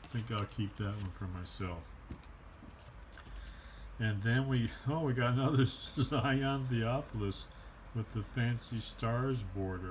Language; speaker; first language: English; native; English